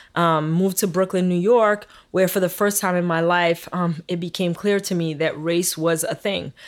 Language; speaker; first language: English; early bilingual, other home language; Haitian Creole